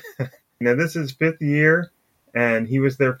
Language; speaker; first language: English; native; English